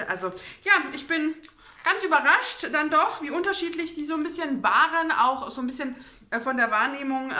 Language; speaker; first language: German; native; German